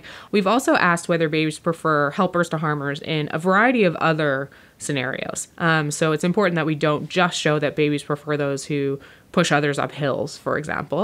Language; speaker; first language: English; native; English